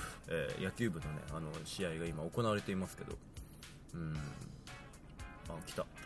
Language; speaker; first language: Japanese; native; Japanese